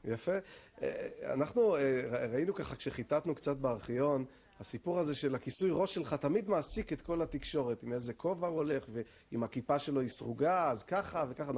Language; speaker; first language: Hebrew; native; Hebrew